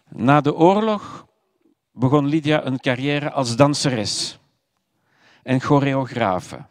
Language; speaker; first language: Dutch; non-native, local second language; French